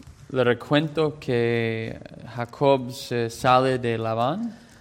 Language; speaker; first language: Spanish; non-native, fluent; English